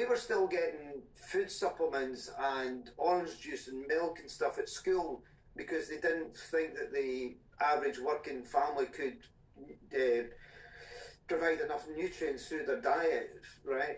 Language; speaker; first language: English; native; English